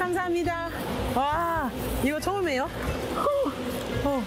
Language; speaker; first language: Korean; non-native, learner; English